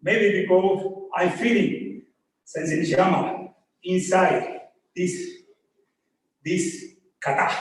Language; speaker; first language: English; non-native, learner; Spanish